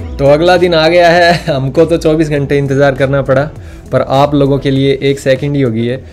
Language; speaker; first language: Hindi; native; Hindi